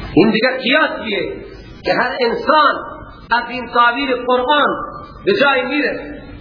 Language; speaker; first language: Persian; native; Persian